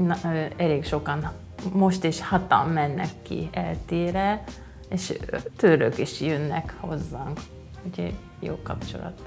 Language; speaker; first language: Hungarian; non-native, fluent; Japanese